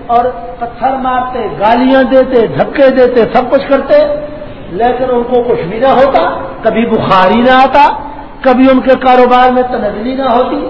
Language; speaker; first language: Urdu; non-native, local second language; Punjabi